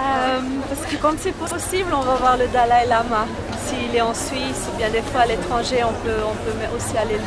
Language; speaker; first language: French; non-native, local second language; German